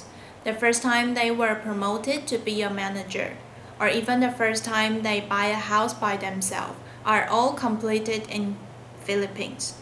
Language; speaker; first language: English; non-native, learner; Chinese